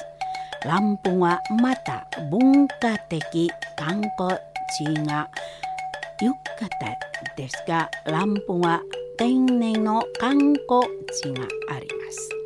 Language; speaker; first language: Japanese; non-native, learner; Indonesian